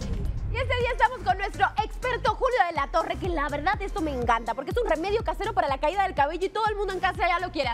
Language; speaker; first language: Spanish; native; Spanish